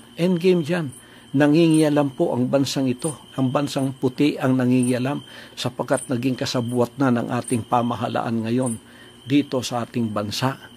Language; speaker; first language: Filipino; native; Filipino